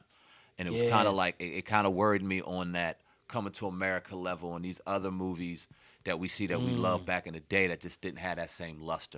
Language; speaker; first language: English; native; English